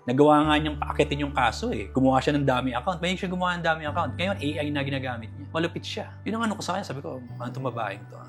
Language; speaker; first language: Filipino; native; Filipino